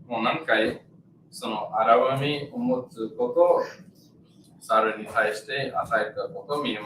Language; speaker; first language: Japanese; non-native, learner; English